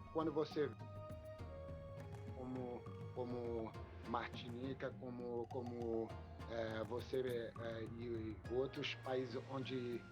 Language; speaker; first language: Portuguese; non-native, fluent; French